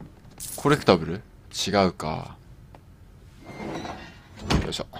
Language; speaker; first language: Japanese; native; Japanese